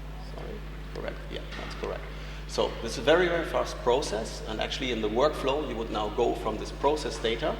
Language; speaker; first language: English; non-native, fluent; German